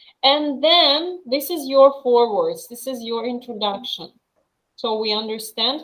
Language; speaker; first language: English; non-native, fluent; Russian